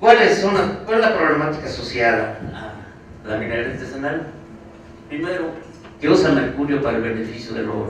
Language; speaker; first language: Spanish; native; Spanish